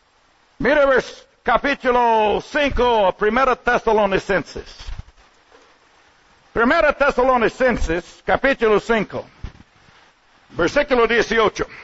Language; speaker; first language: Spanish; non-native, learner; English